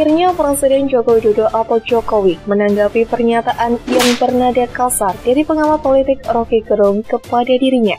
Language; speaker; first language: Indonesian; native; Indonesian